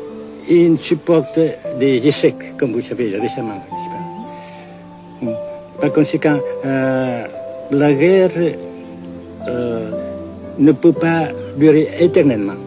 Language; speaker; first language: French; non-native, fluent; Vietnamese